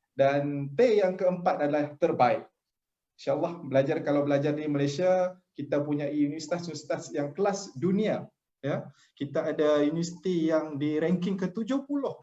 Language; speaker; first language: Malay; native; Malay